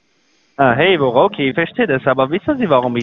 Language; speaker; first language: German; non-native, learner; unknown